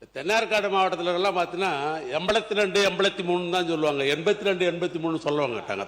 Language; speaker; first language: Tamil; native; Tamil